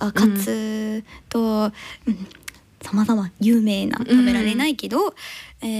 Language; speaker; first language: Japanese; non-native, learner; English